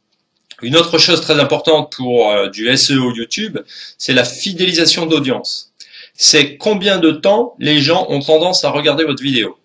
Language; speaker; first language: French; native; French